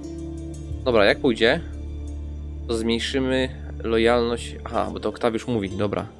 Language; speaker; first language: Polish; native; Polish